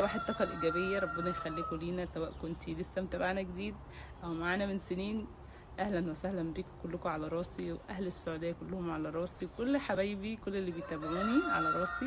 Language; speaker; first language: Arabic; native; Arabic